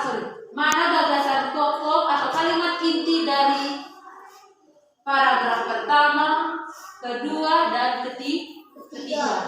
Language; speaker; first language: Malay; non-native, local second language; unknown